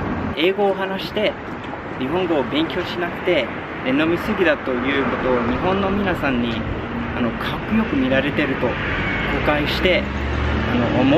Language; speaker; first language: Japanese; non-native, fluent; English